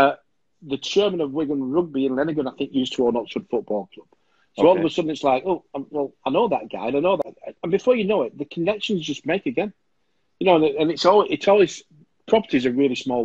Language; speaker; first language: English; native; English